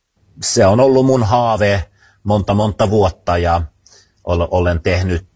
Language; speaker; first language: Finnish; early bilingual, other home language; Swedish